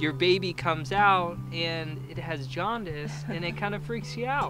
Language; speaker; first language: English; native; English